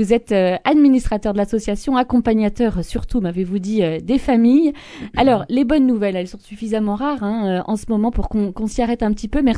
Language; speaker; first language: French; native; French